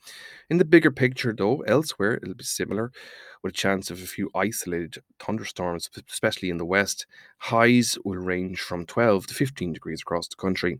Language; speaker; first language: English; native; English